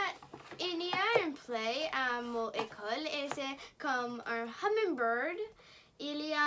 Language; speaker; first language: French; non-native, local second language; English